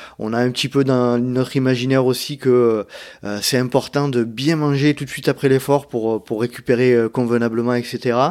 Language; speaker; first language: French; native; French